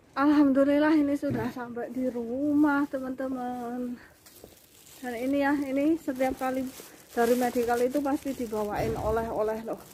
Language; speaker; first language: Indonesian; non-native, local second language; Javanese